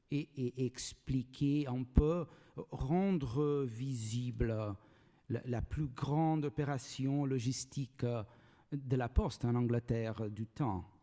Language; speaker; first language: French; non-native, learner; Portuguese